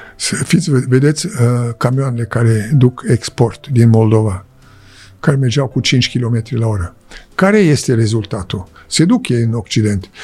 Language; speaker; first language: Romanian; early bilingual, heritage; Romanian